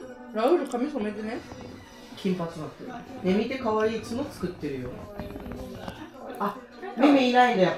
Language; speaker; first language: Japanese; native; Japanese